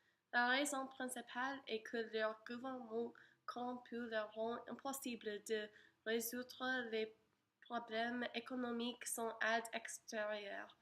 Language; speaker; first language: French; non-native, learner; English